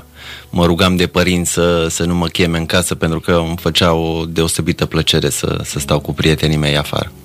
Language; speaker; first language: Romanian; native; Romanian